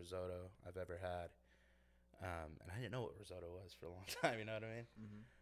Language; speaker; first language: English; native; English